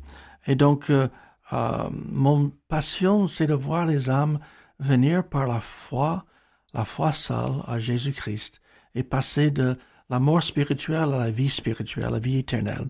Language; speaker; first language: French; non-native, fluent; English